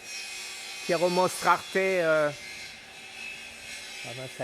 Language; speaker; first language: Spanish; non-native, learner; French